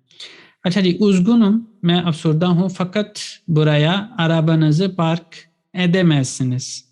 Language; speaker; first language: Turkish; non-native, fluent; Urdu